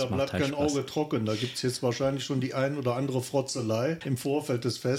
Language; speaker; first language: German; native; German